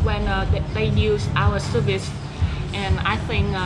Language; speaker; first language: English; non-native, learner; Vietnamese